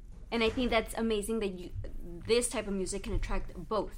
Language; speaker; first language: English; early bilingual, other home language; Spanish